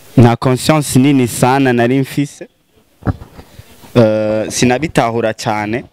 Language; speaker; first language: Rundi; native; Rundi